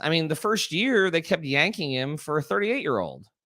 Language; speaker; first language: English; native; English